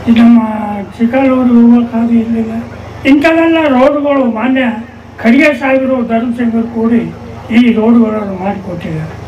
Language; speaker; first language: Kannada; native; Kannada